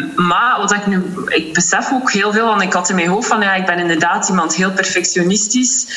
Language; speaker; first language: Dutch; native; Dutch